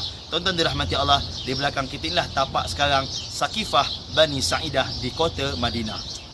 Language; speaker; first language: Malay; native; Malay